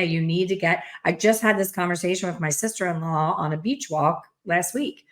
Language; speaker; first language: English; native; English